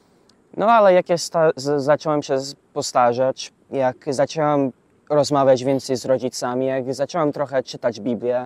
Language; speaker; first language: Polish; early bilingual, heritage; English